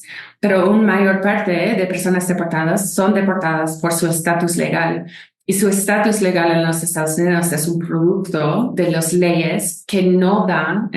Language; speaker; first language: Spanish; non-native, fluent; English